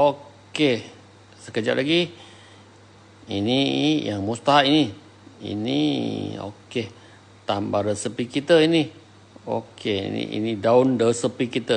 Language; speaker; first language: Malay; non-native, local second language; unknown